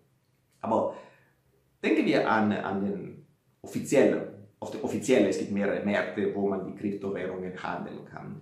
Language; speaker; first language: German; non-native, fluent; Italian